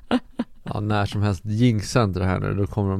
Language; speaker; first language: Swedish; native; Swedish